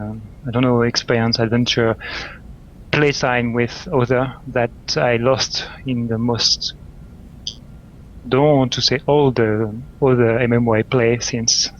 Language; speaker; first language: English; non-native, learner; French